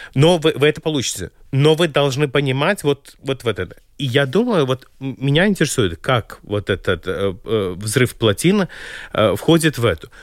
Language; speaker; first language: Russian; non-native, local second language; Latvian